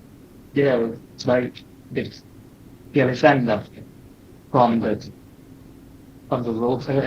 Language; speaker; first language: English; non-native, learner; Thai